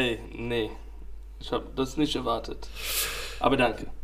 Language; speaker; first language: German; non-native, fluent; English